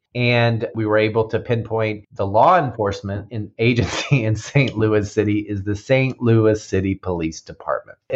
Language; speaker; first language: English; native; English